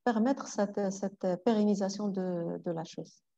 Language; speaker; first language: French; non-native, local second language; Arabic